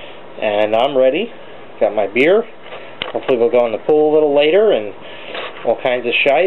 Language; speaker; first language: English; native; English